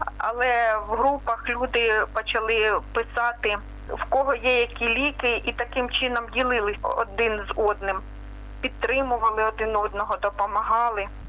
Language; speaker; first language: Ukrainian; non-native, local second language; Russian